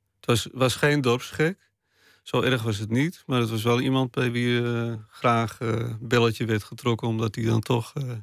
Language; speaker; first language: Dutch; non-native, local second language; Western Frisian